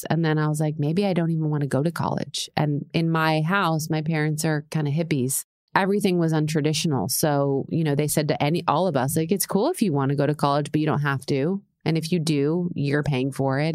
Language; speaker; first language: English; native; English